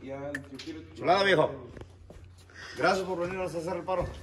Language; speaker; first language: Spanish; native; Spanish